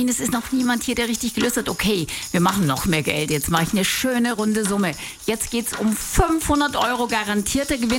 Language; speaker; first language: German; native; German